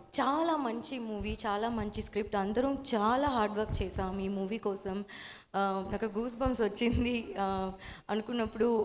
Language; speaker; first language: Telugu; non-native, learner; Tamil